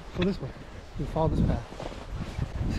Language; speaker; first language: English; native; English